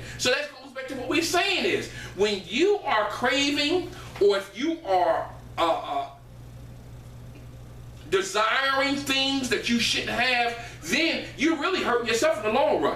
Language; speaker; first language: English; native; English